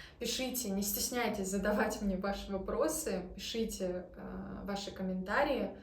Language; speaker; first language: Russian; native; Russian